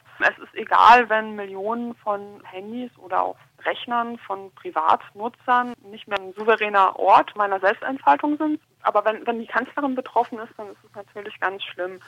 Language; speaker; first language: German; native; German